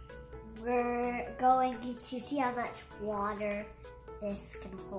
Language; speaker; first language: English; native; English